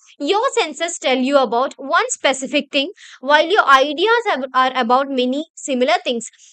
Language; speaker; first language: English; non-native, local second language; Malayalam